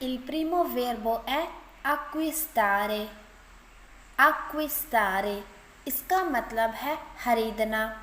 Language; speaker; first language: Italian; non-native, fluent; Urdu